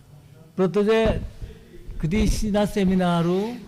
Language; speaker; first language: Czech; non-native, learner; Korean